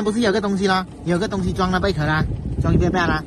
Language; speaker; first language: Chinese; native; Chinese